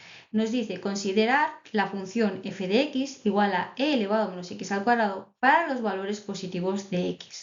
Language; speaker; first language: Spanish; native; Spanish